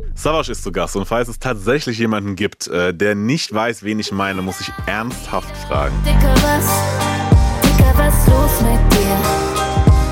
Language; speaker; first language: German; native; German